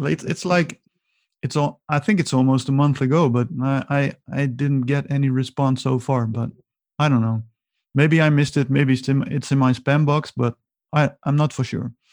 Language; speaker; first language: English; non-native, fluent; Dutch